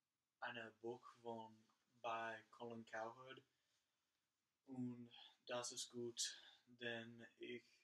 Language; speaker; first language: German; non-native, learner; English